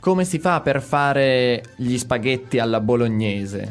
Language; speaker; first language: Italian; native; Italian